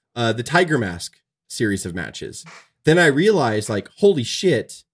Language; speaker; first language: English; native; English